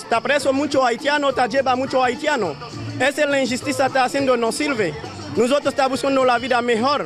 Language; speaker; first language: Spanish; non-native, learner; Haitian Creole